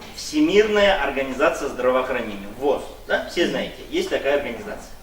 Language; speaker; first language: Russian; non-native, local second language; Kazakh